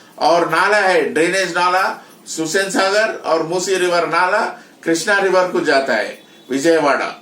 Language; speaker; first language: Hindi; non-native, local second language; Telugu